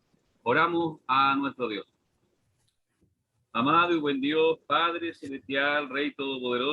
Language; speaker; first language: Spanish; native; Spanish